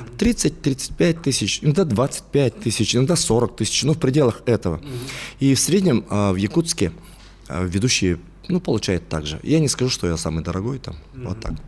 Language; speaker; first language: Russian; non-native, local second language; Yakut